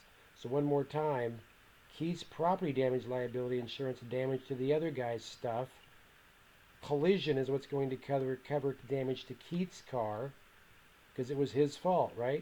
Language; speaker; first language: English; native; English